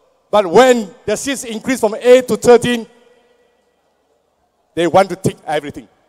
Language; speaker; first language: English; non-native, local second language; Chinese